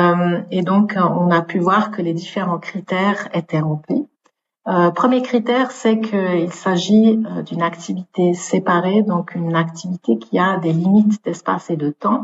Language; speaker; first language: French; native; French